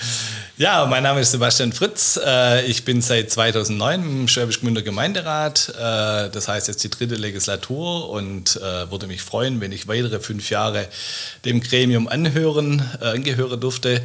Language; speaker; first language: German; native; German